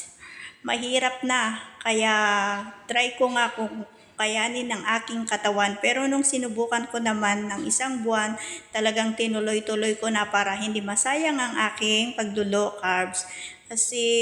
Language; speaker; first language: Filipino; non-native, local second language; Cebuano